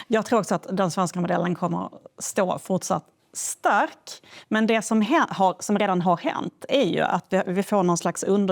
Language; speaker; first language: Swedish; native; Swedish